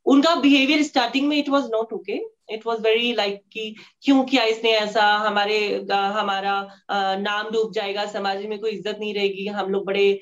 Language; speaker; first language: Hindi; native; Hindi